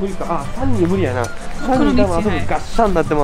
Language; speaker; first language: Japanese; native; Japanese